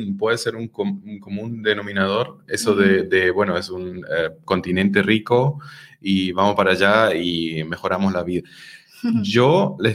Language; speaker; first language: Spanish; non-native, fluent; German